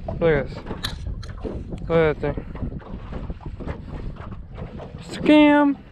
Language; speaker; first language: English; native; English